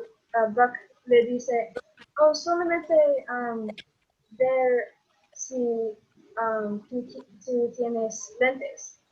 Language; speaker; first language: Spanish; non-native, learner; English